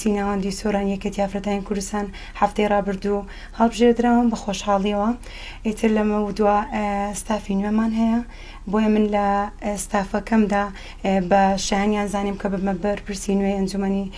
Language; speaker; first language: Central Kurdish; native; Central Kurdish